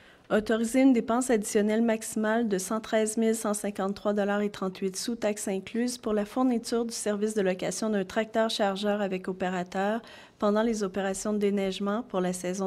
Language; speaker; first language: French; native; French